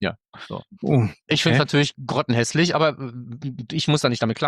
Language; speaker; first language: German; native; German